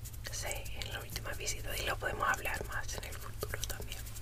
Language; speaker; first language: Spanish; non-native, fluent; English